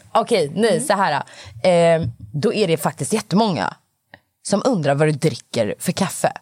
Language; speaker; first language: Swedish; native; Swedish